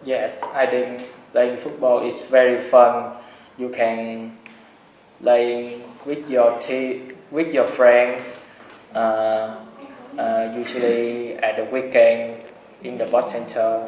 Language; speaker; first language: English; non-native, learner; Vietnamese